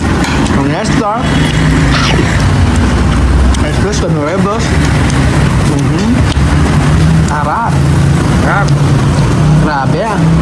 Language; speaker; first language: Spanish; non-native, learner; Filipino